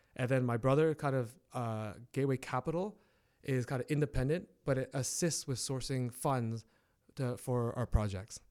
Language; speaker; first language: English; native; English